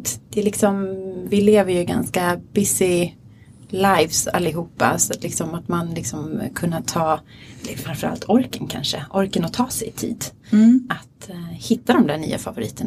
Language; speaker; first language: Swedish; native; Swedish